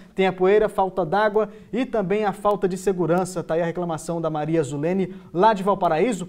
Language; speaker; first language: Portuguese; native; Portuguese